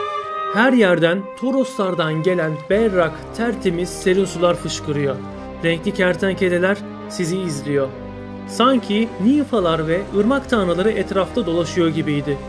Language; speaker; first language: Turkish; native; Turkish